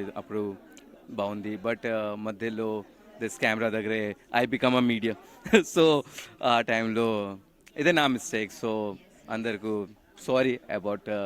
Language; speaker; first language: Telugu; non-native, learner; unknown